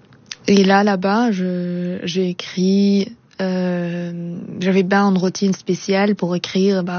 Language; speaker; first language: French; non-native, fluent; Arabic